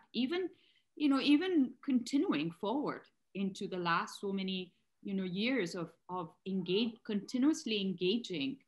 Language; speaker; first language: English; non-native, local second language; Urdu